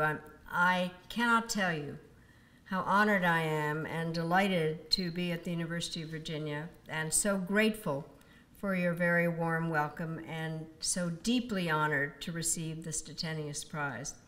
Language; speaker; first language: English; early bilingual, other home language; Czech